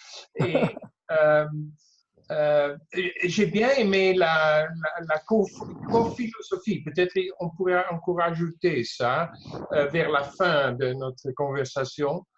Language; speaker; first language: French; non-native, fluent; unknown